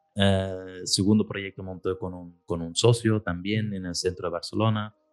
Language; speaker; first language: Spanish; non-native, fluent; Dutch